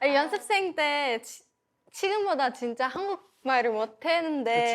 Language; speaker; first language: Korean; non-native, learner; Thai